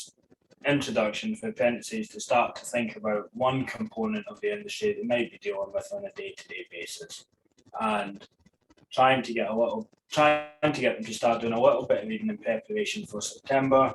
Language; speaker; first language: English; native; English